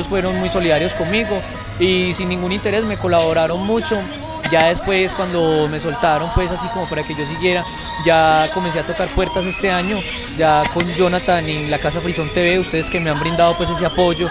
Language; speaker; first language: Spanish; native; Spanish